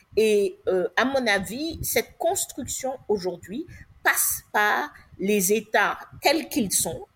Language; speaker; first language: French; non-native, local second language; English